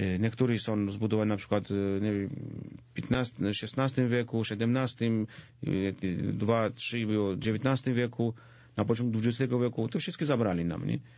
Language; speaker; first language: Polish; non-native, fluent; Georgian